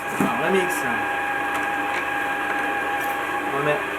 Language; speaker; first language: French; native; French